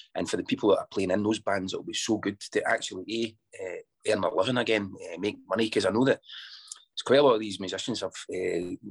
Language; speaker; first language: English; native; English